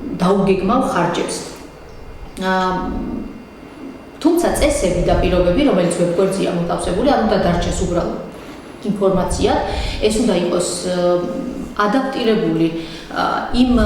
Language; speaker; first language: Georgian; native; Georgian